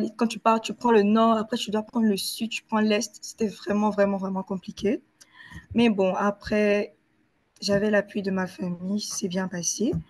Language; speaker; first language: French; native; French